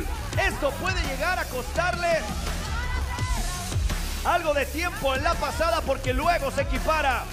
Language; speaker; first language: Spanish; native; Spanish